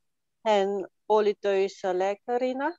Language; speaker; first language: Finnish; non-native, learner; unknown